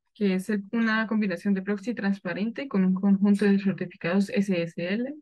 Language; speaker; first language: Spanish; native; Spanish